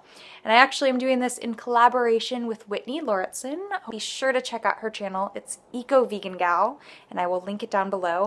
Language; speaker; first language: English; native; English